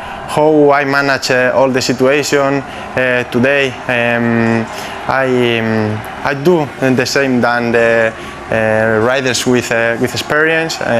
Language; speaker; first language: English; non-native, fluent; Spanish